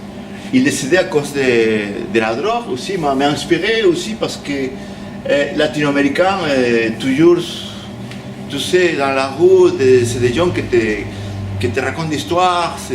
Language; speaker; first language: French; non-native, learner; Spanish